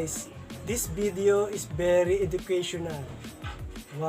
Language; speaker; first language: English; non-native, local second language; Filipino